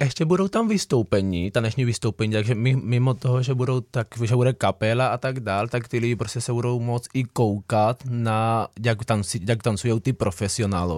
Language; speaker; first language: Czech; non-native, fluent; Spanish